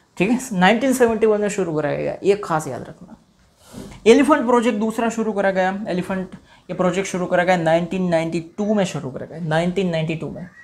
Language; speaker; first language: Hindi; non-native, local second language; Gujarati